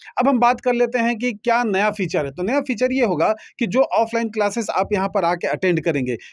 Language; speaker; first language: Hindi; native; Hindi